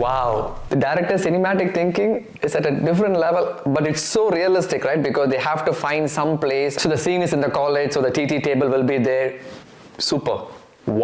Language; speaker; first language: English; non-native, local second language; Tamil